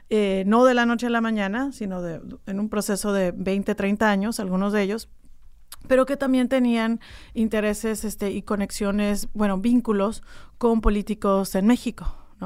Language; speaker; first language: Spanish; native; Spanish